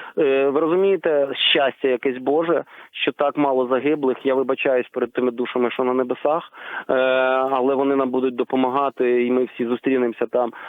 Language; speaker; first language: Ukrainian; native; Ukrainian